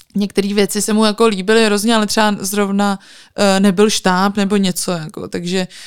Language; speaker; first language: Czech; native; Czech